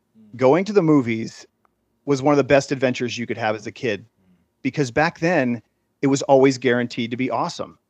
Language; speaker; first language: English; native; English